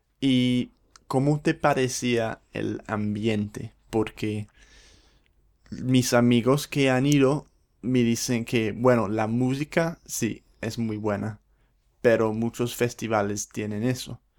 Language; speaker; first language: Spanish; non-native, fluent; English